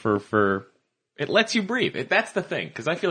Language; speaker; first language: English; native; English